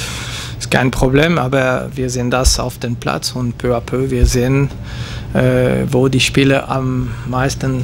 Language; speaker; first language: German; non-native, local second language; French